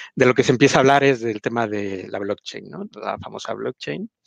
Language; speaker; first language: Spanish; native; Spanish